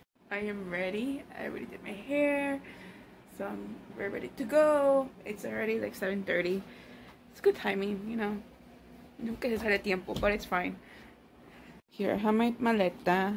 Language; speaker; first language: English; early bilingual, other home language; Spanish